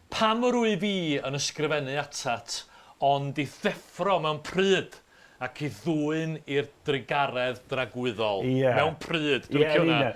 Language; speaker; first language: Welsh; native; Welsh